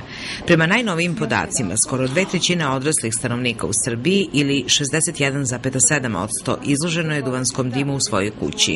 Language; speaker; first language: Serbian; native; Serbian